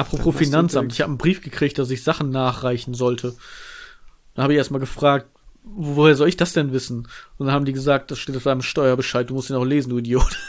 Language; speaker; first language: German; native; German